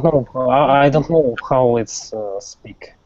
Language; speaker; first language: English; non-native, learner; Russian